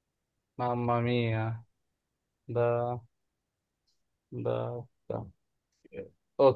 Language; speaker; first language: Italian; non-native, learner; Bangla